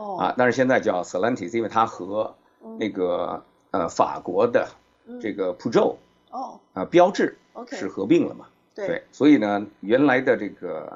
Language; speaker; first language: Chinese; native; Chinese